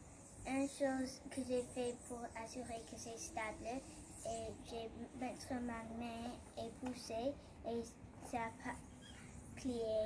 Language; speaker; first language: French; non-native, learner; English